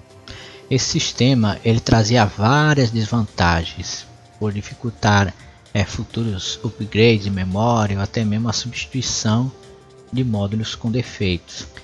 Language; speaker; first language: Portuguese; native; Portuguese